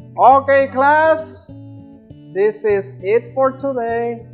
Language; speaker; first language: English; non-native, fluent; Spanish